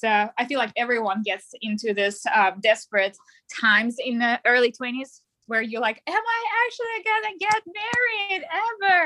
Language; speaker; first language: English; non-native, fluent; Russian